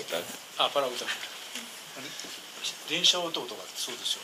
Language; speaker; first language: Spanish; non-native, learner; Japanese